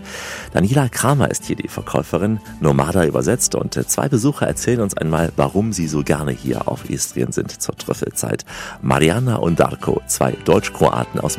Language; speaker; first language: German; native; German